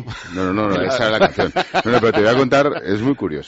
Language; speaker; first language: Spanish; native; Spanish